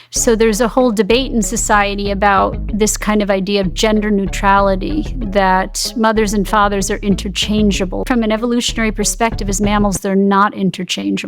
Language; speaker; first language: English; native; English